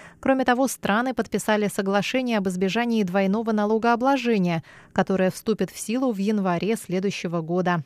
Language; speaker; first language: Russian; non-native, fluent; Chinese